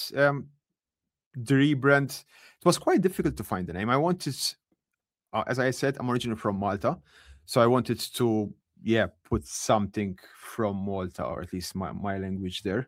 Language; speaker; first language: English; non-native, local second language; Maltese